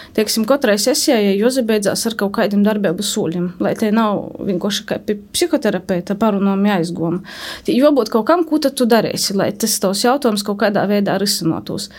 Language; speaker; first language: Latvian; native; Latvian